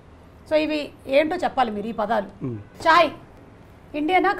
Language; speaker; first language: Telugu; native; Telugu